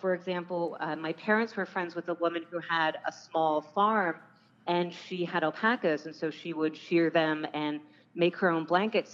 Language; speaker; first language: English; native; English